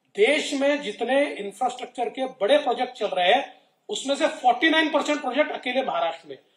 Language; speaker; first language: Hindi; non-native, local second language; Marathi